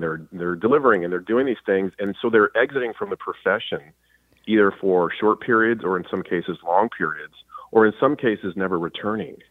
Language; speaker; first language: English; native; English